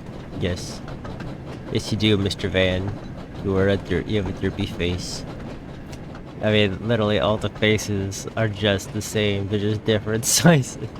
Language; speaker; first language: English; native; English